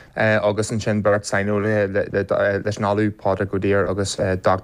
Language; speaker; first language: Irish; native; Irish